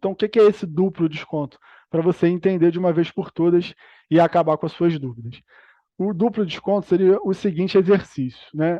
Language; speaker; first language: Portuguese; native; Portuguese